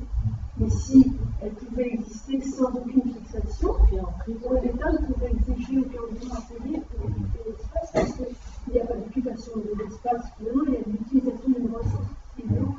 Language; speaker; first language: French; native; French